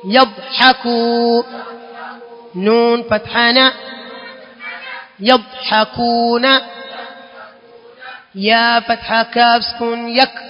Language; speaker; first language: Arabic; non-native, learner; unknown